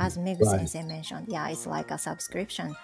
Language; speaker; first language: English; non-native, fluent; Japanese